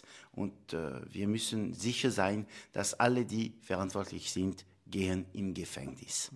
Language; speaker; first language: German; non-native, local second language; French